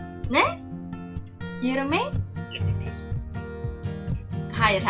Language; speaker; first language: Turkish; non-native, learner; Indonesian